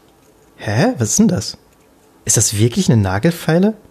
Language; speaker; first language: German; native; German